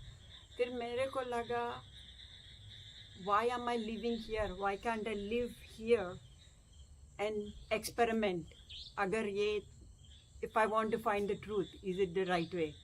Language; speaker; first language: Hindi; non-native, local second language; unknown